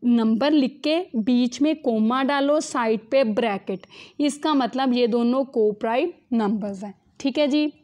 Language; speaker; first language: Hindi; native; Hindi